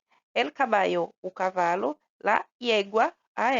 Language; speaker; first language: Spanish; non-native, fluent; Portuguese